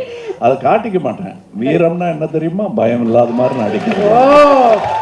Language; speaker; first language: Tamil; native; Tamil